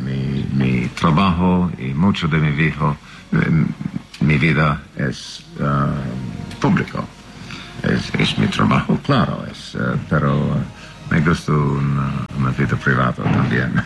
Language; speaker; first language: Spanish; non-native, learner; English